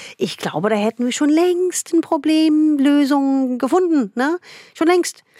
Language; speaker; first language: German; non-native, fluent; English